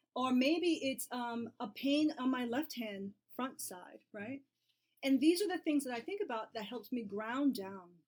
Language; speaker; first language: English; native; English